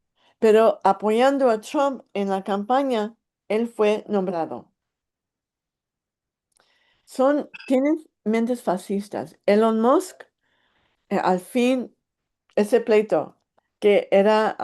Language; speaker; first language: Spanish; early bilingual, heritage; English